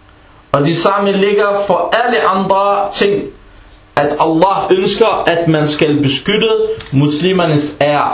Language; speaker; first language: Danish; early bilingual, other home language; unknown